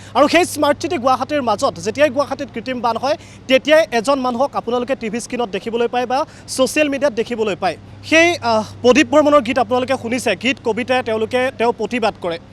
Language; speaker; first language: Assamese; native; Assamese